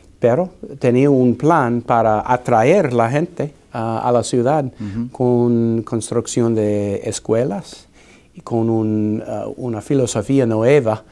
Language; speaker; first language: Spanish; non-native, fluent; English